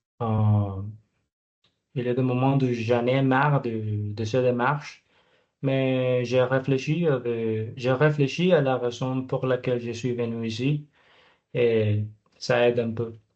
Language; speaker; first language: French; non-native, learner; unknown